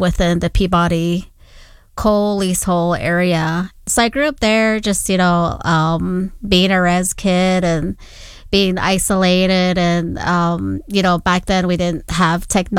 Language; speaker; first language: English; non-native, local second language; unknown